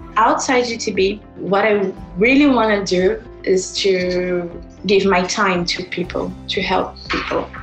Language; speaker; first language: English; non-native, fluent; Portuguese